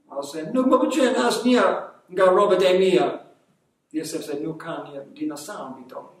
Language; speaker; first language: Albanian; non-native, fluent; English